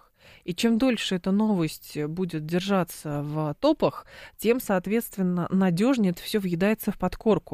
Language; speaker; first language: Russian; native; Russian